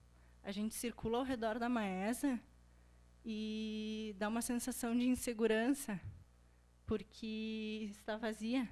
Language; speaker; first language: Portuguese; native; Portuguese